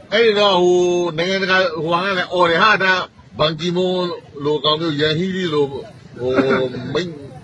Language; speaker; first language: Burmese; native; Burmese